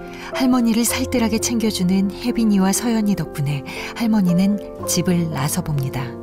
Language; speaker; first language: Korean; native; Korean